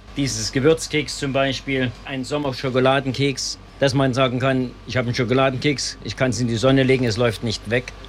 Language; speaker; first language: German; native; German